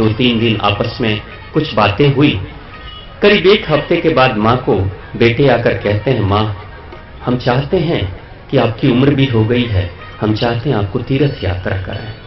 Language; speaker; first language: Hindi; native; Hindi